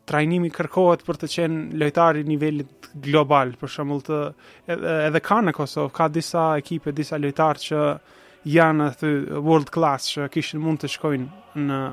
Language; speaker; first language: Albanian; native; Albanian